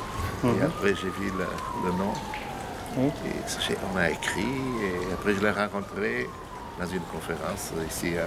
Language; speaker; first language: French; non-native, learner; Portuguese